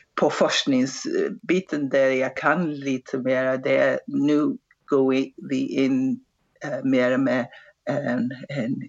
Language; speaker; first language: Swedish; non-native, fluent; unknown